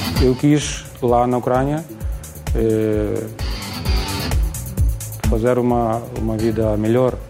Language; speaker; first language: Portuguese; non-native, learner; Ukrainian